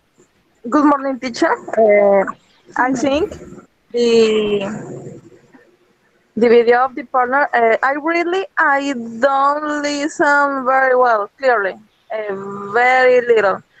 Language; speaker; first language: English; non-native, learner; Spanish